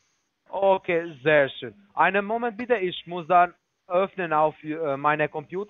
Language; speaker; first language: German; non-native, learner; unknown